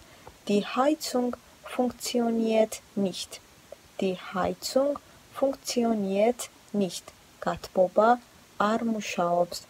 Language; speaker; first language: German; non-native, fluent; Georgian